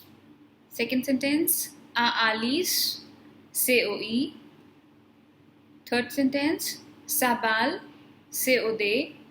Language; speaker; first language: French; non-native, fluent; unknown